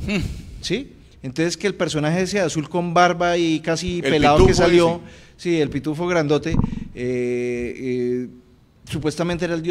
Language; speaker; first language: Spanish; native; Spanish